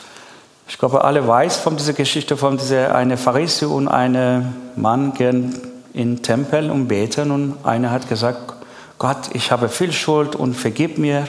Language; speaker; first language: German; non-native, learner; Persian